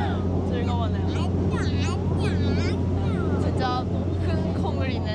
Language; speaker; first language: Korean; non-native, learner; Japanese